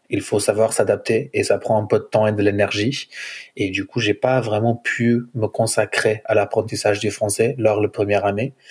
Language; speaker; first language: French; non-native, fluent; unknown